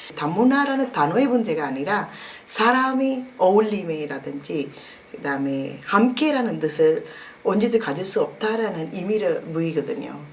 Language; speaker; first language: Korean; non-native, fluent; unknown